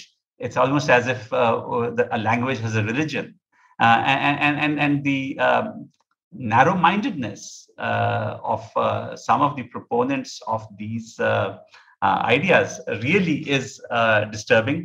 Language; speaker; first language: English; non-native, local second language; Punjabi